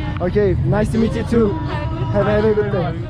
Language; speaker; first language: English; non-native, learner; Turkish